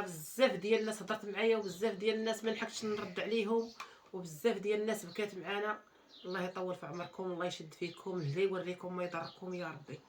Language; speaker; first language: Arabic; native; Arabic